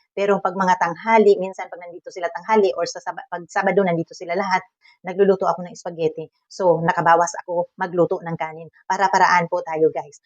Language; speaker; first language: Filipino; native; Filipino